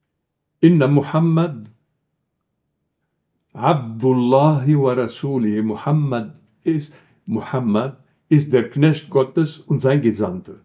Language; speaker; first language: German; non-native, fluent; Arabic